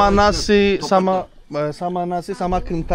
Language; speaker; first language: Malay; non-native, learner; Turkish